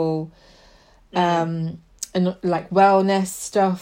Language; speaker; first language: English; native; English